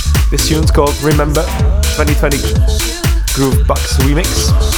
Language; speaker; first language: English; non-native, fluent; Czech